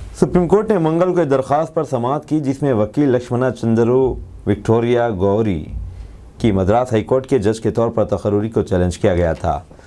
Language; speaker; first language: Urdu; native; Urdu